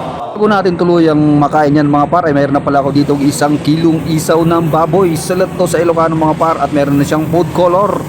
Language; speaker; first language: Filipino; non-native, local second language; Iloko